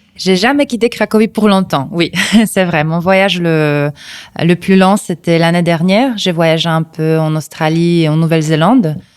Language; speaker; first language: French; non-native, fluent; Polish